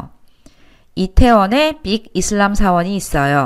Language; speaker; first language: Korean; native; Korean